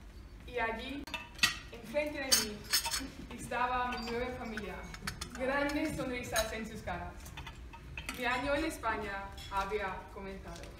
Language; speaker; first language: Spanish; non-native, learner; Afrikaans